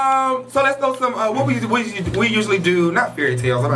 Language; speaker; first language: English; native; English